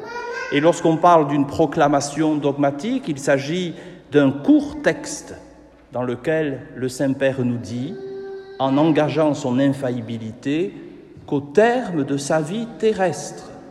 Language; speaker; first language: French; native; French